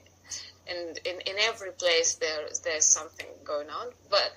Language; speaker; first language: English; non-native, fluent; Russian